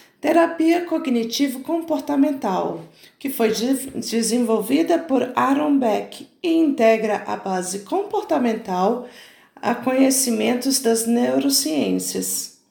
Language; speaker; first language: Portuguese; native; Portuguese